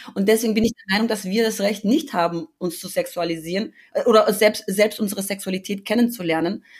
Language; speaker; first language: German; early bilingual, other home language; Albanian